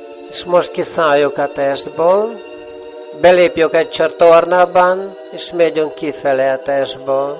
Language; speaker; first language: Hungarian; non-native, fluent; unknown